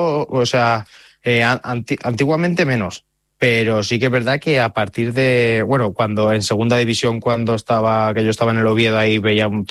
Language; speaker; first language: Spanish; native; Spanish